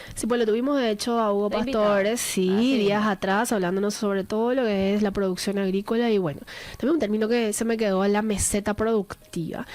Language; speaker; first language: Spanish; native; Spanish